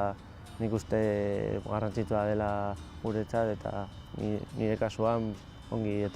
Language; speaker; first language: Basque; non-native, local second language; Spanish